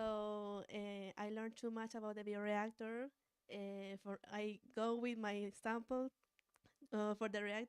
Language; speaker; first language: English; non-native, learner; Spanish